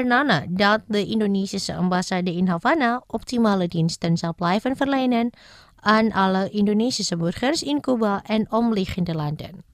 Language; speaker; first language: Dutch; non-native, fluent; Indonesian